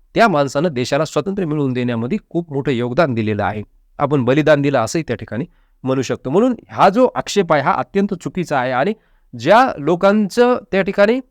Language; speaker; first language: Marathi; native; Marathi